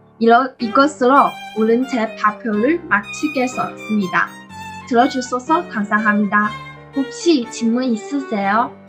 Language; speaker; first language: Korean; non-native, learner; Chinese